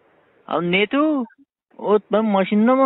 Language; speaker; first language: Russian; non-native, learner; Uzbek